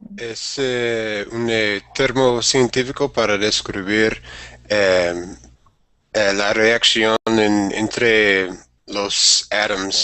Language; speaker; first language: Spanish; non-native, learner; English